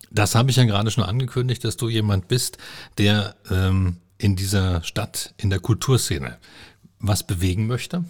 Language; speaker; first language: German; native; German